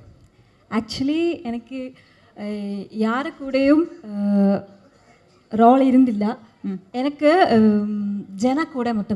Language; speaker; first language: Tamil; non-native, learner; Malayalam